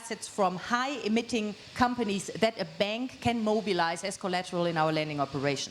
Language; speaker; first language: English; non-native, fluent; German